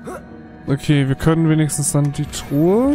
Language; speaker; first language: German; native; German